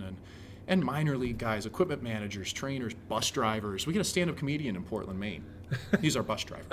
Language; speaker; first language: English; native; English